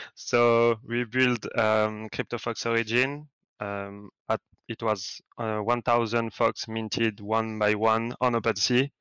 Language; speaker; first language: English; non-native, fluent; French